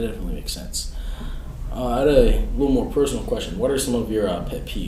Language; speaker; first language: English; native; English